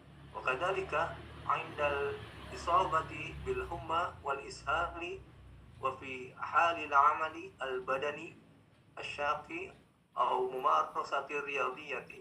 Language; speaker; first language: Arabic; non-native, learner; Indonesian